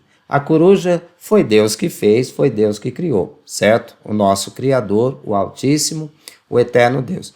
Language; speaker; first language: Portuguese; native; Portuguese